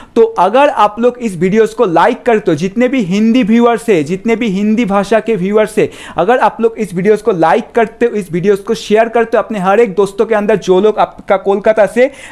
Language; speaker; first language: Hindi; non-native, local second language; Bangla